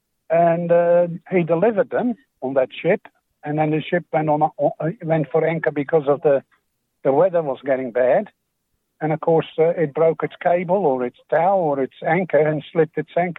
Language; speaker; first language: English; non-native, fluent; Dutch